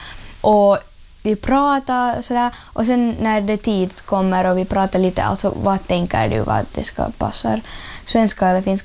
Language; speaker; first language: Swedish; non-native, learner; Russian